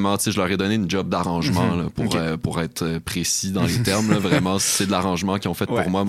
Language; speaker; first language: French; native; French